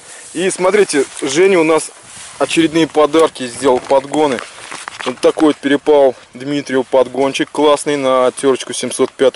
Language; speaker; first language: Russian; native; Russian